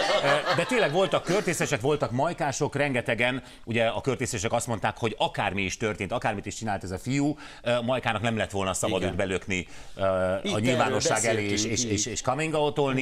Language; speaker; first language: Hungarian; native; Hungarian